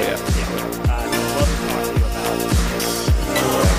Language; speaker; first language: English; native; English